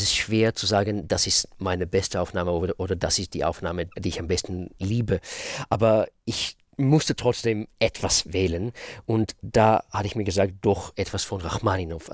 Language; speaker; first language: German; non-native, fluent; Russian